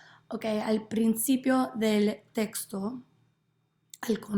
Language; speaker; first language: Spanish; non-native, learner; English